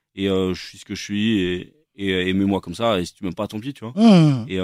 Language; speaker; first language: French; native; French